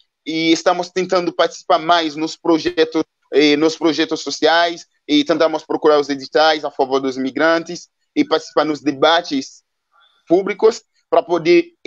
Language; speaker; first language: Portuguese; non-native, fluent; Haitian Creole